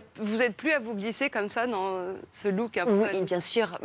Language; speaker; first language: French; native; French